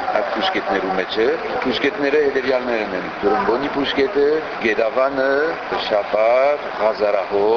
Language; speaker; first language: Armenian; early bilingual, heritage; Armenian